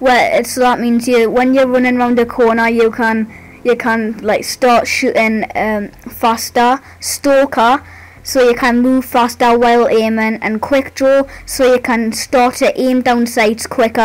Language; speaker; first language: English; native; English